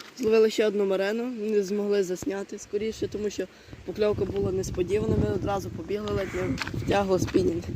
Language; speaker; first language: Ukrainian; native; Ukrainian